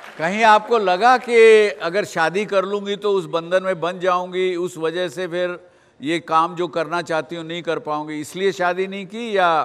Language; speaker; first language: Hindi; native; Hindi